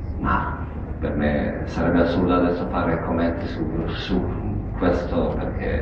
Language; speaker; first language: Italian; non-native, fluent; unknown